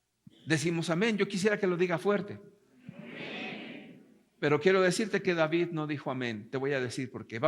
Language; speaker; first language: Spanish; native; Spanish